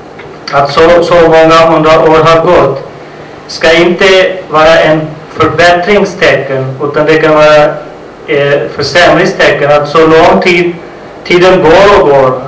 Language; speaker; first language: Swedish; non-native, fluent; Urdu